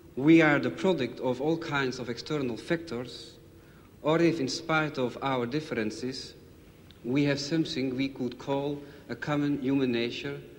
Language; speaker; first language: English; non-native, fluent; Dutch